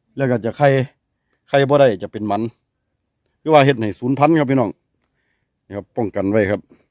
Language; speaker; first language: Thai; native; Thai